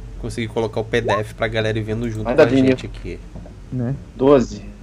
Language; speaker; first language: Portuguese; native; Portuguese